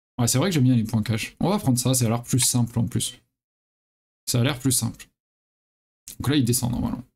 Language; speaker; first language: French; native; French